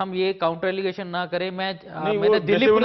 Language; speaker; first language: Hindi; native; Hindi